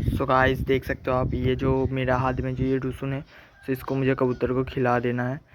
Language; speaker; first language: Hindi; non-native, local second language; Bangla